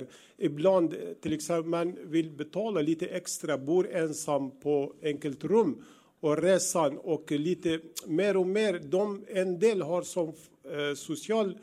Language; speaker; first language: Swedish; non-native, learner; Arabic